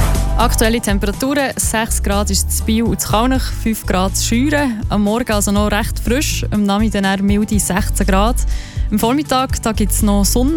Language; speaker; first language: German; native; German